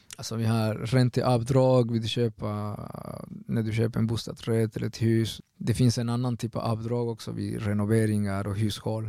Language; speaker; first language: Swedish; non-native, fluent; Spanish